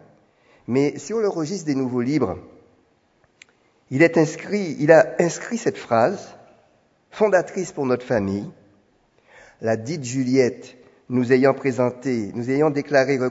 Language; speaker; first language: French; native; French